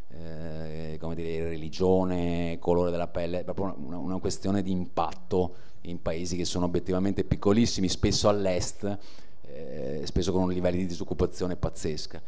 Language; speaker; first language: Italian; native; Italian